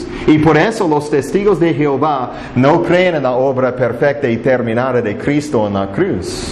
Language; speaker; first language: Spanish; non-native, fluent; English